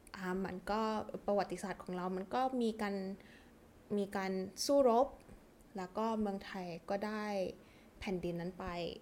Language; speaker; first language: Thai; early bilingual, heritage; Thai